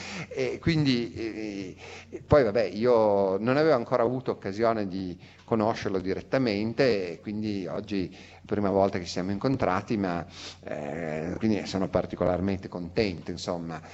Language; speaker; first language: Italian; native; Italian